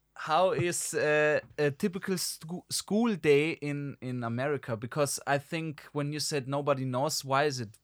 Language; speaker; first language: English; non-native, fluent; German